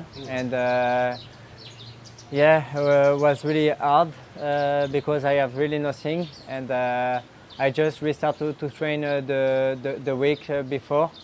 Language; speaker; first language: English; non-native, learner; French